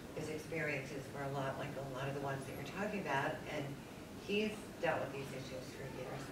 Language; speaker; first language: English; native; English